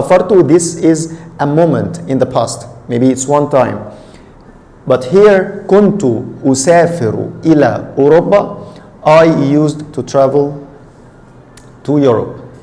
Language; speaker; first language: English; non-native, fluent; Arabic